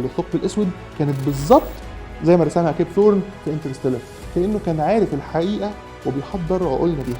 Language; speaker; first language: Arabic; native; Arabic